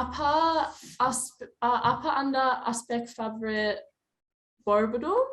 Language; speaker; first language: Indonesian; non-native, learner; English